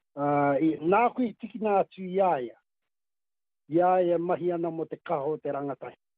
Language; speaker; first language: Māori; native; Māori